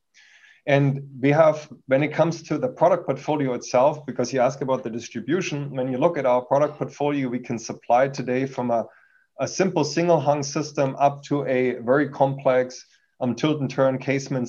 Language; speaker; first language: English; non-native, fluent; German